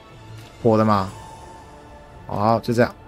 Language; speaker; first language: Chinese; native; Chinese